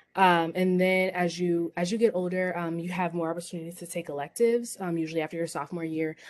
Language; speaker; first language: English; native; English